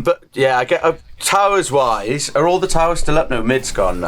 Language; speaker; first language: English; native; English